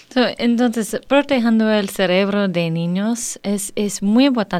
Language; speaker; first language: Spanish; non-native, learner; English